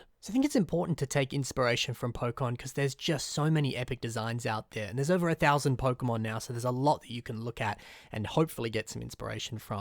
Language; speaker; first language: English; native; English